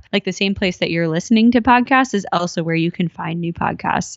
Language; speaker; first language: English; native; English